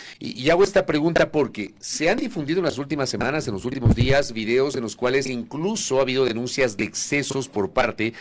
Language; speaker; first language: Spanish; native; Spanish